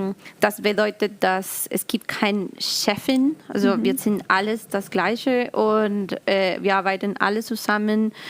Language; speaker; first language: German; non-native, learner; Spanish